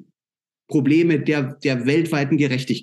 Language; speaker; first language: German; native; German